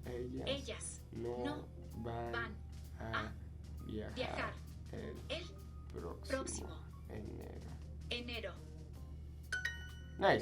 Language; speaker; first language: Spanish; non-native, fluent; English